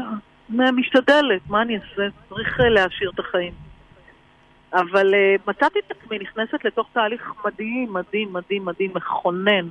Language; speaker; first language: Hebrew; native; Hebrew